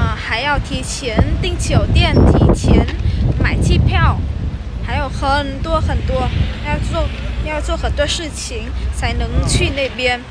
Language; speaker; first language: Chinese; non-native, fluent; Vietnamese